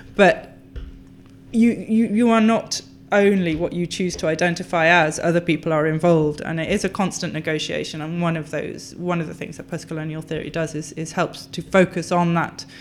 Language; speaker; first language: English; native; English